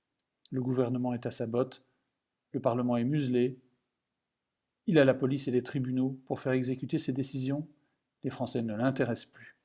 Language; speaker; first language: French; native; French